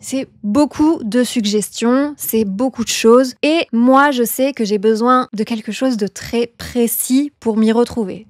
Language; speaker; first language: French; native; French